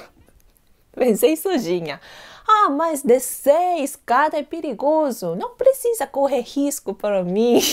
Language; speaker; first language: Portuguese; non-native, fluent; Korean